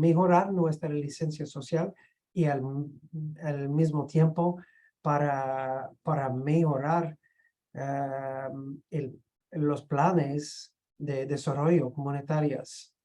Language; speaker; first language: Spanish; non-native, fluent; English